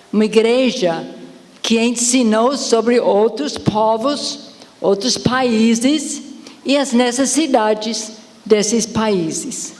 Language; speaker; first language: Portuguese; non-native, fluent; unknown